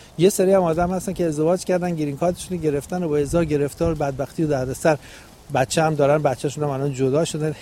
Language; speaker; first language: Persian; native; Persian